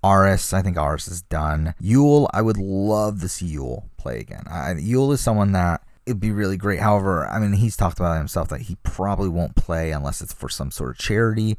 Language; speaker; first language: English; native; English